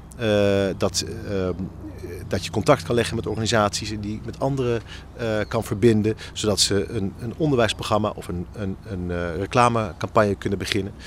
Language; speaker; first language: Dutch; native; Dutch